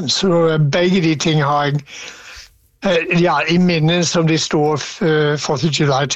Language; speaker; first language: Norwegian; non-native, fluent; English